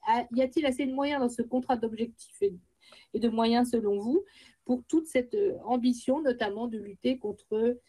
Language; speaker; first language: French; native; French